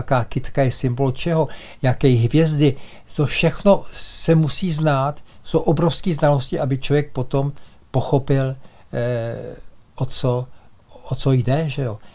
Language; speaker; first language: Czech; native; Czech